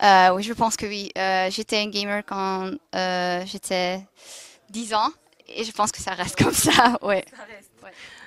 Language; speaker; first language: French; non-native, local second language; Dutch